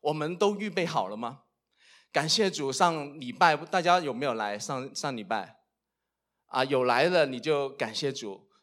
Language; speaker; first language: Chinese; non-native, local second language; Cantonese